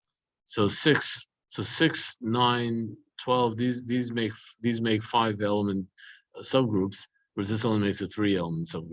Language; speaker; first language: English; native; English